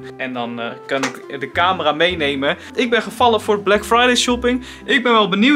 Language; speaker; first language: Dutch; native; Dutch